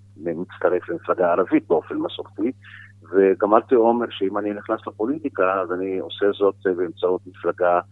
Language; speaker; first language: Hebrew; non-native, local second language; Arabic